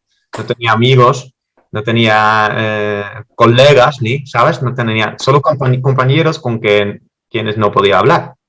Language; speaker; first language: Spanish; non-native, fluent; Dutch